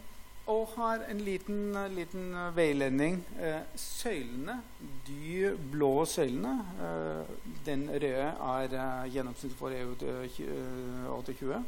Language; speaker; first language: Norwegian; non-native, fluent; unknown